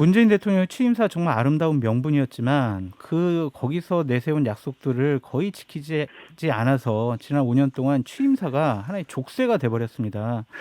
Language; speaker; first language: Korean; native; Korean